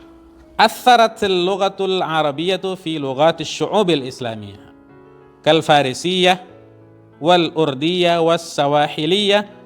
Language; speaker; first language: Arabic; non-native, fluent; Indonesian